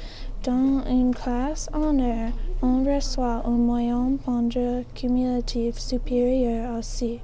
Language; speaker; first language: French; non-native, learner; English